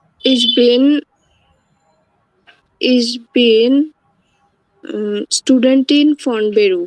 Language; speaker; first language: German; non-native, learner; Bangla